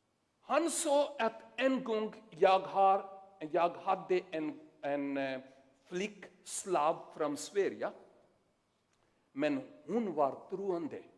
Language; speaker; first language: Swedish; non-native, learner; Urdu